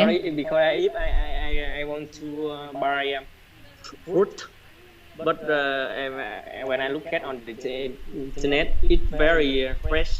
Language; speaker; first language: English; non-native, learner; Vietnamese